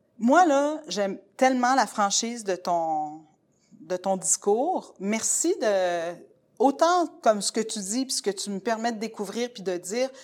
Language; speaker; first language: French; native; French